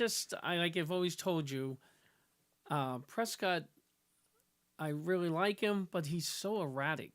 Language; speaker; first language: English; native; English